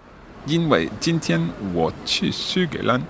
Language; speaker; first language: Chinese; non-native, learner; English